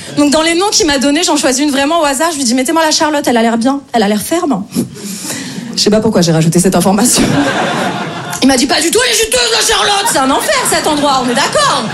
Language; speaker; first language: French; native; French